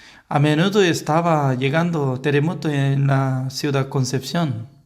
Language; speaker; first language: Spanish; non-native, learner; Korean